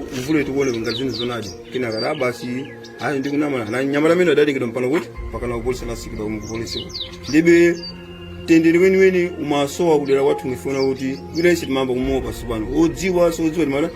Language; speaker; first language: Nyanja; native; Nyanja